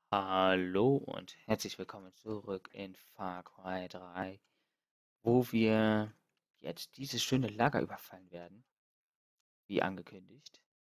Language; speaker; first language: German; native; German